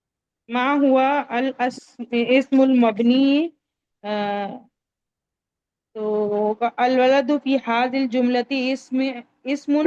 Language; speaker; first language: Arabic; non-native, learner; Urdu